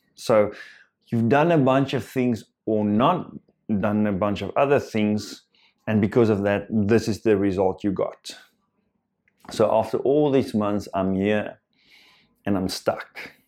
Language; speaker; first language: English; non-native, local second language; Afrikaans